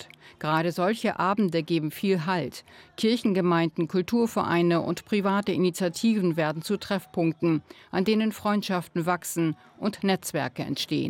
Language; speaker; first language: German; native; German